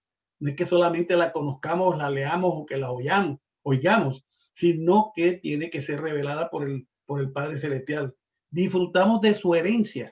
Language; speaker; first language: Spanish; native; Spanish